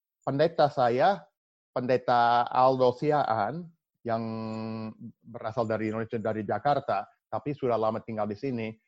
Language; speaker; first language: Indonesian; non-native, fluent; English